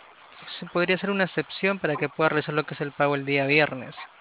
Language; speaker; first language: Spanish; native; Spanish